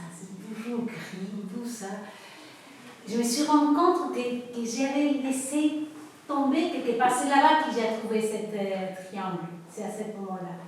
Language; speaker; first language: French; non-native, fluent; Spanish